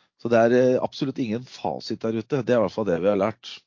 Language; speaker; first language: Norwegian; native; Norwegian